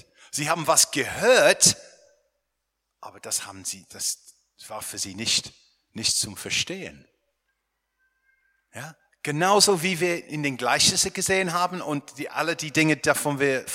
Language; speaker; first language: German; non-native, fluent; English